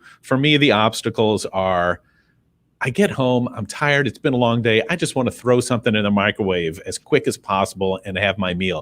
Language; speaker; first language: English; native; English